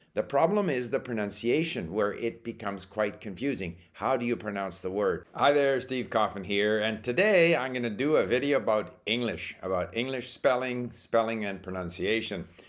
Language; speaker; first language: English; native; English